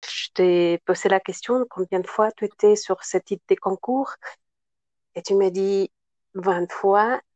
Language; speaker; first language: French; non-native, fluent; Spanish